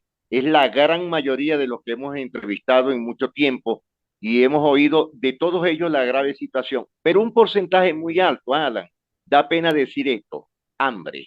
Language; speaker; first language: Spanish; native; Spanish